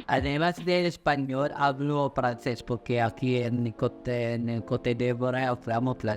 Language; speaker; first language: Spanish; non-native, learner; Filipino